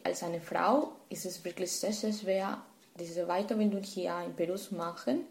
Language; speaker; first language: German; non-native, fluent; Spanish